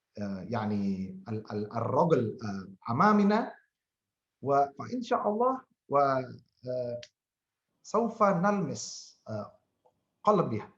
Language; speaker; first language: Arabic; non-native, fluent; Indonesian